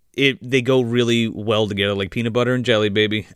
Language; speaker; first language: English; native; English